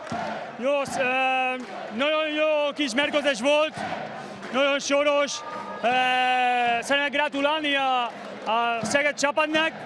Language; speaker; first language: Hungarian; non-native, learner; Spanish